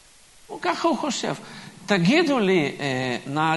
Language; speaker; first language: Hebrew; non-native, fluent; Russian